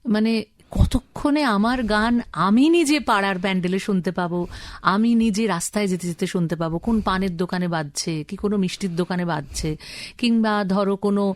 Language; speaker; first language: Bangla; native; Bangla